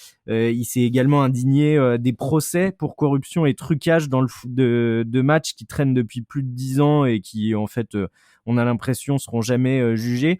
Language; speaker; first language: French; native; French